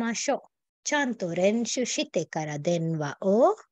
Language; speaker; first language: Japanese; non-native, fluent; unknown